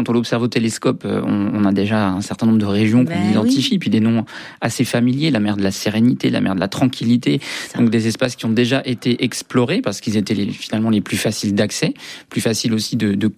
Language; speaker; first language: French; native; French